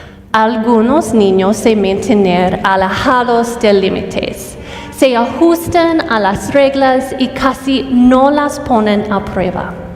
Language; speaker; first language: Spanish; non-native, fluent; English